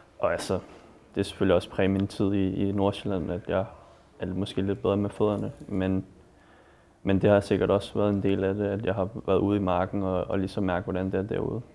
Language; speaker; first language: Danish; native; Danish